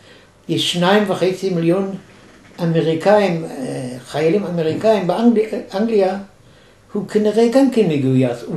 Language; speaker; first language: Hebrew; non-native, fluent; German